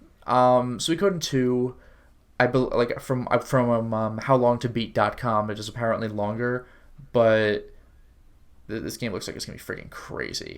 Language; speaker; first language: English; native; English